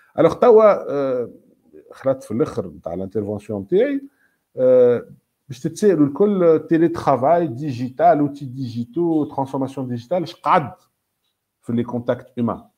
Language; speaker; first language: French; non-native, local second language; Arabic